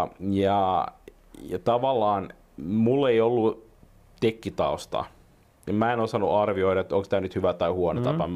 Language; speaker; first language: Finnish; non-native, local second language; Swedish